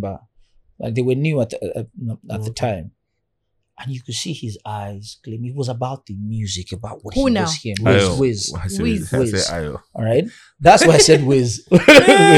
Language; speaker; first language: English; non-native, local second language; Yoruba